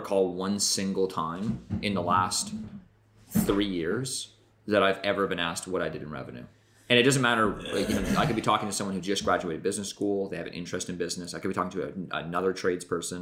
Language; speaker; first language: English; native; English